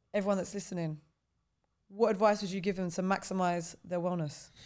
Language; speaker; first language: English; native; English